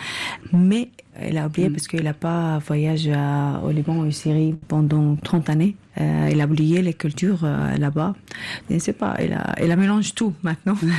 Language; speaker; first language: French; non-native, learner; Arabic